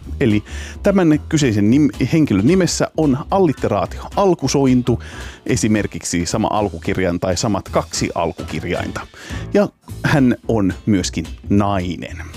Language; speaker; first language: Finnish; native; Finnish